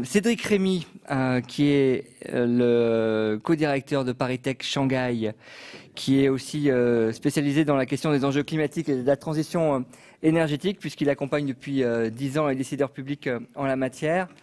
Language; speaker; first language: French; native; French